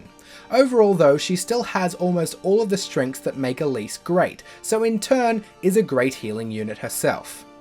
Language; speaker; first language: English; native; English